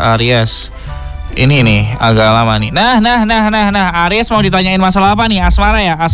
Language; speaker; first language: Indonesian; native; Indonesian